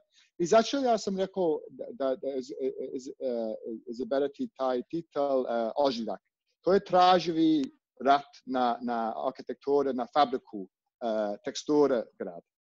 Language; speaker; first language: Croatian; non-native, learner; English